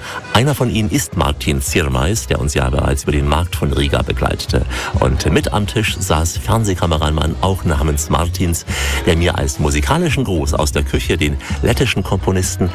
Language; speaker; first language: German; native; German